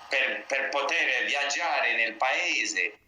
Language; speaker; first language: Italian; non-native, learner; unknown